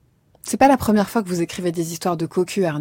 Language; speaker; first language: French; native; French